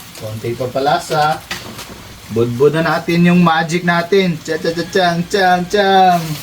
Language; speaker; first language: Filipino; non-native, local second language; Cebuano